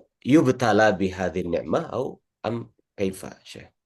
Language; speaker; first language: Arabic; non-native, learner; Indonesian